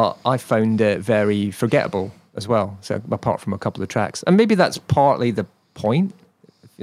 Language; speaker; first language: English; native; English